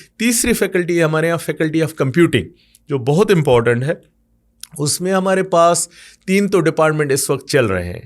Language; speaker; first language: Urdu; non-native, local second language; Sindhi